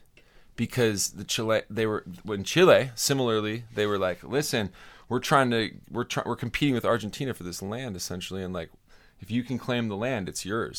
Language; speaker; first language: English; native; English